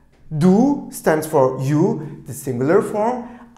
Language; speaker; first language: English; non-native, fluent; Turkish